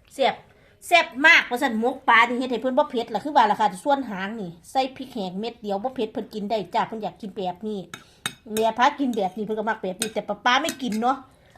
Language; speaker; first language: Thai; native; Thai